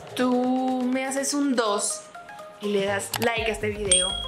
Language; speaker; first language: Spanish; native; Spanish